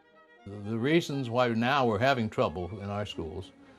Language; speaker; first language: English; native; English